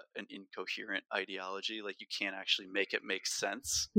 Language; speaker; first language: English; native; English